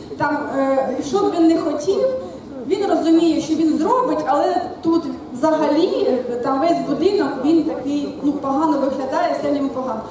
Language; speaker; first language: Ukrainian; non-native, local second language; Russian